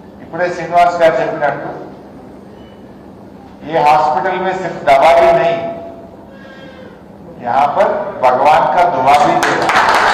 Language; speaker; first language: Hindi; non-native, local second language; Telugu